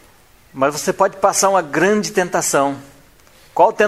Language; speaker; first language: Portuguese; native; Portuguese